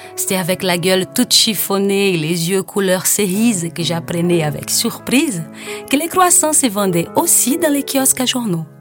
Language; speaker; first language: French; non-native, fluent; Portuguese